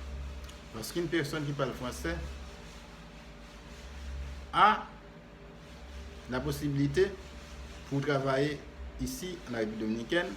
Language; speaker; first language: French; non-native, fluent; Spanish